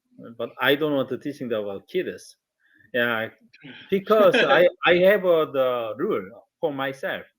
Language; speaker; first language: English; non-native, learner; Korean